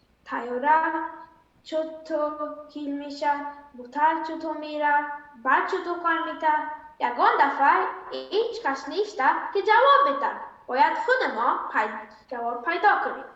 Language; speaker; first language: Persian; early bilingual, heritage; Persian